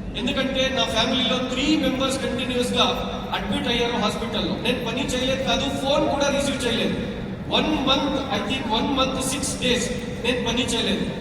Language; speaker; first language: Telugu; non-native, local second language; Urdu